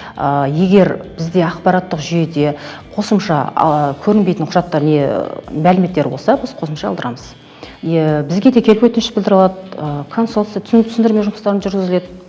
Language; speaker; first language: Kazakh; native; Kazakh